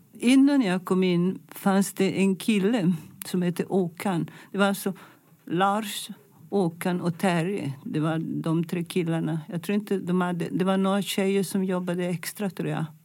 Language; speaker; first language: Swedish; non-native, fluent; Italian